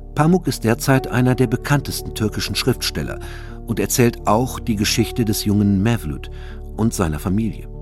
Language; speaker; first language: German; native; German